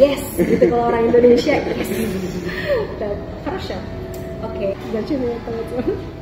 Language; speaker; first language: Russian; non-native, fluent; Indonesian